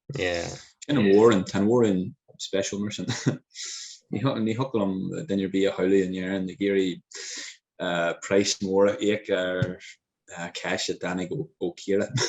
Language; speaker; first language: Irish; non-native, local second language; English